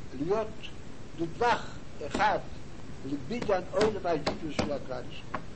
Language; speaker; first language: Hebrew; non-native, fluent; Yiddish